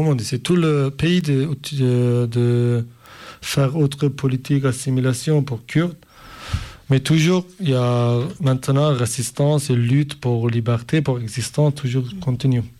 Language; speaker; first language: French; non-native, learner; Kurdish